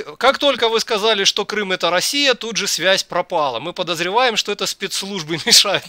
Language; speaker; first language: Russian; native; Russian